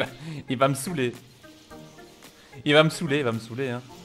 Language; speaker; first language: French; native; French